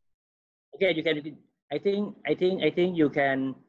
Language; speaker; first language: English; non-native, learner; Thai